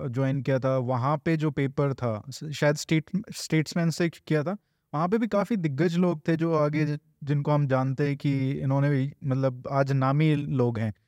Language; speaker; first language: Hindi; native; Hindi